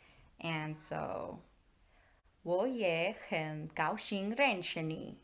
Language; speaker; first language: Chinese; non-native, learner; English